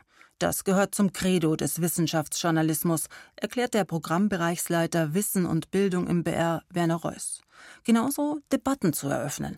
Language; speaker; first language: German; native; German